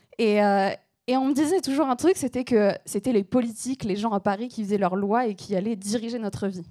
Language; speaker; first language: French; native; French